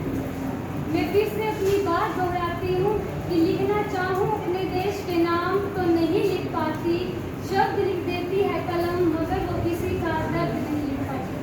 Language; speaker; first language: Hindi; native; Hindi